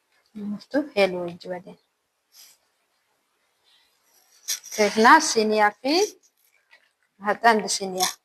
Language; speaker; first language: Arabic; non-native, learner; Amharic